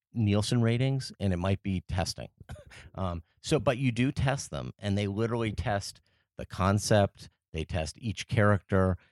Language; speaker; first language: English; early bilingual, other home language; French